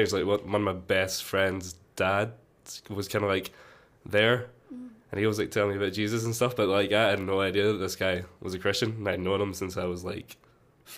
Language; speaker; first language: English; native; English